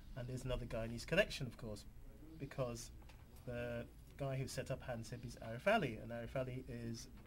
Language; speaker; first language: English; native; English